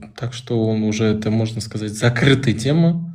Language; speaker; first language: Russian; non-native, local second language; Kazakh